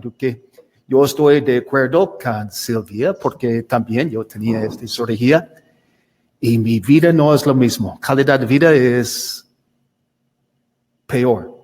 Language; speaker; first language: Spanish; non-native, learner; English